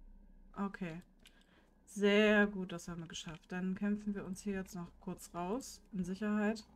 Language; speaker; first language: German; native; German